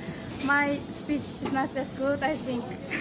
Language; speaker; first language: English; non-native, fluent; Uzbek